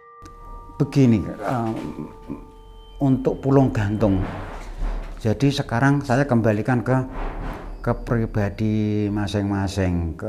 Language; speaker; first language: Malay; non-native, local second language; Javanese